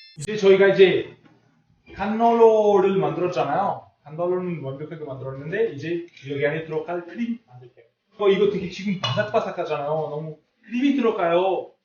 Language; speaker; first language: Korean; non-native, fluent; Italian